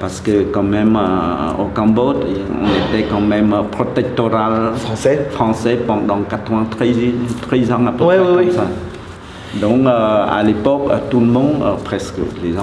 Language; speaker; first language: French; non-native, fluent; Khmer